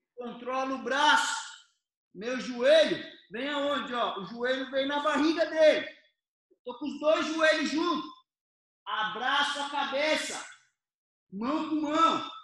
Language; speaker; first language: Portuguese; native; Portuguese